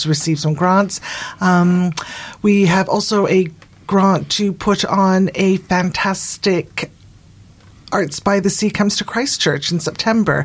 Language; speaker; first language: English; native; English